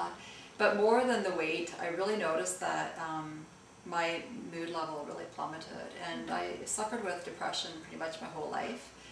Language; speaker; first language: English; early bilingual, other home language; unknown